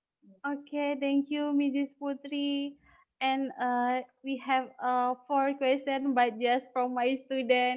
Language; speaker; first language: English; non-native, learner; Indonesian